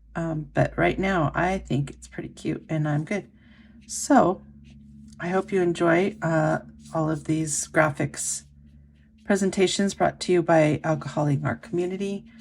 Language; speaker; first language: English; native; English